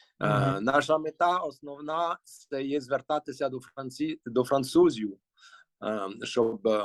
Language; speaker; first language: Ukrainian; early bilingual, heritage; Ukrainian